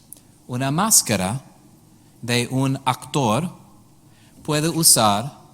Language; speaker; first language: Spanish; non-native, learner; English